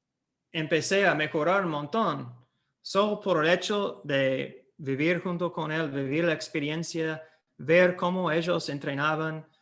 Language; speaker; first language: Spanish; non-native, fluent; English